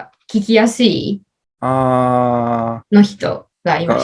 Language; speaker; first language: Japanese; non-native, learner; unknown